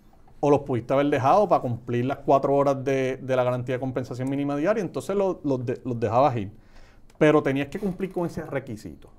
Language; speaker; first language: Spanish; native; Spanish